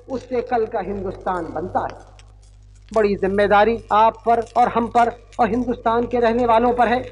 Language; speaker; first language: Hindi; native; Hindi